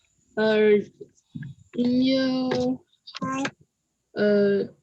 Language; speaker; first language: English; non-native, learner; Vietnamese